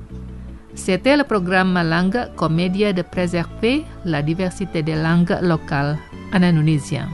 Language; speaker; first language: French; non-native, fluent; Indonesian